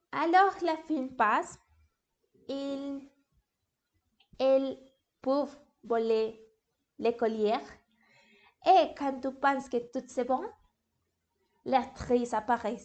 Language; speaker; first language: French; non-native, learner; English